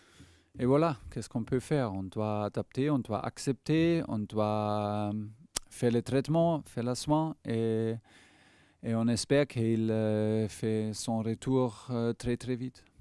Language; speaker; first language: French; non-native, fluent; German